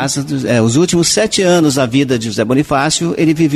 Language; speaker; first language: Portuguese; native; Portuguese